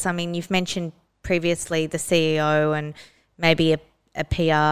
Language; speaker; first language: English; native; English